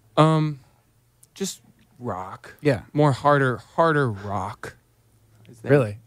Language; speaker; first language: English; native; English